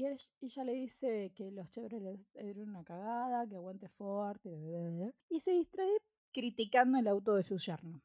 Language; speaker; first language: Spanish; native; Spanish